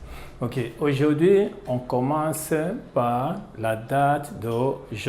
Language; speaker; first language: French; non-native, fluent; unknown